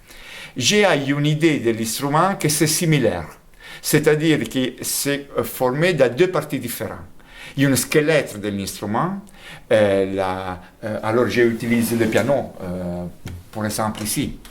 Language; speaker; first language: French; non-native, fluent; Italian